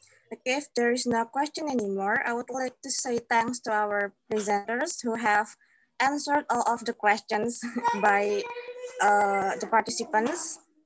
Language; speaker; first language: English; non-native, fluent; Indonesian